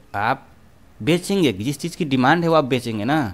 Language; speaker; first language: Hindi; native; Hindi